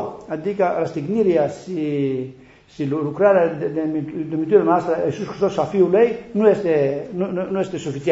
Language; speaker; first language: Romanian; non-native, learner; Greek